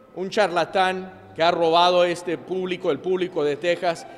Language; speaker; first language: Spanish; early bilingual, other home language; English